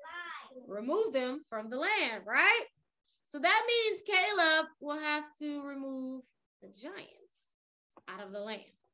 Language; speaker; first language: English; native; English